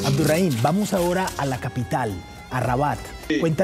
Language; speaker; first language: Spanish; native; Spanish